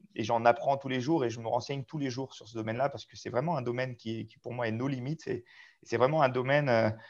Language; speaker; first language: French; native; French